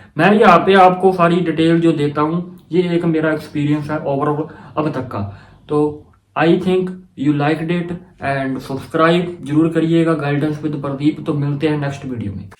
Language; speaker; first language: Hindi; non-native, local second language; Punjabi